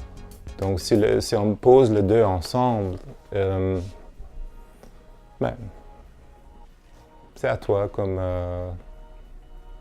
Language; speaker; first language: French; non-native, fluent; German